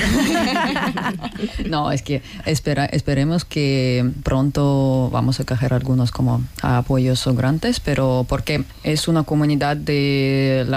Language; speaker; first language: Spanish; non-native, learner; Russian